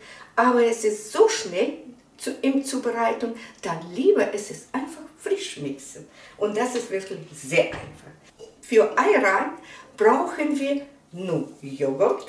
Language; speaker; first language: German; non-native, fluent; Russian